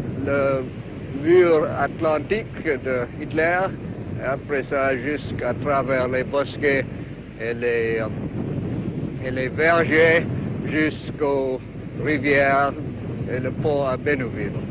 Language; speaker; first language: French; non-native, learner; English